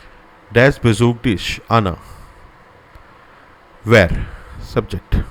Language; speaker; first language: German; non-native, learner; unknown